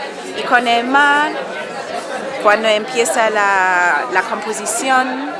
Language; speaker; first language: Spanish; non-native, fluent; German